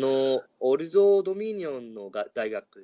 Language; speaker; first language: Japanese; non-native, learner; Spanish